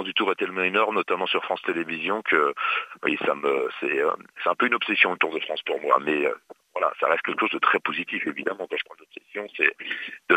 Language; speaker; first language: French; native; French